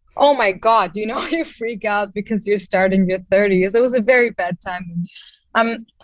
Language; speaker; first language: English; non-native, fluent; German